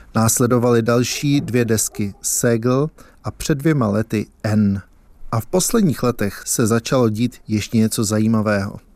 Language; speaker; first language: Czech; native; Czech